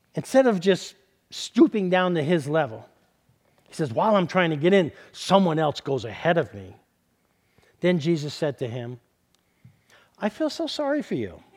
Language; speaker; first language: English; native; English